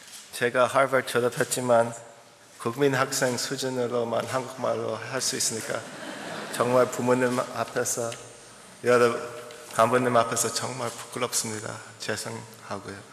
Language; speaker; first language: Korean; early bilingual, heritage; English